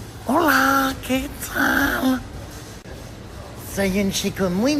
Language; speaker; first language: Spanish; non-native, learner; French